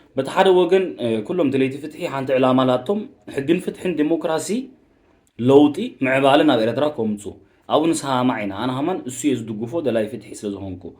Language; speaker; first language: Tigrinya; early bilingual, heritage; Tigrinya